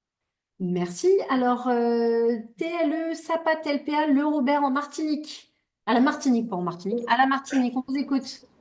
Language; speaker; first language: French; native; French